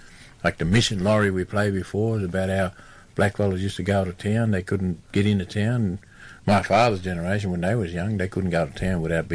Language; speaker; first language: English; native; English